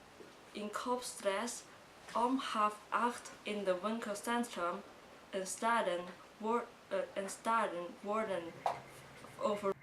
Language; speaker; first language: Dutch; non-native, learner; Chinese